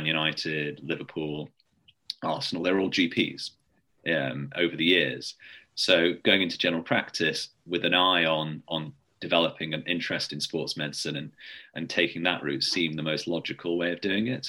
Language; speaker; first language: English; native; English